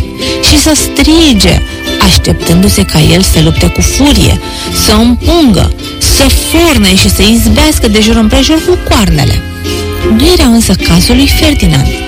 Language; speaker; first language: Romanian; native; Romanian